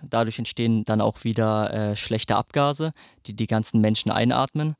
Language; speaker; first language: German; native; German